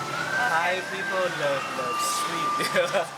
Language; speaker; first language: English; non-native, learner; Thai